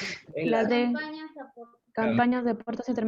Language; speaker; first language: Spanish; native; Spanish